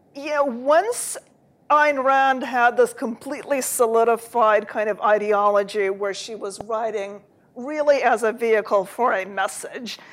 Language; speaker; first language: English; early bilingual, other home language; Russian